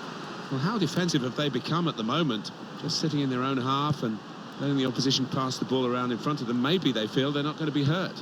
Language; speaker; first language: English; native; English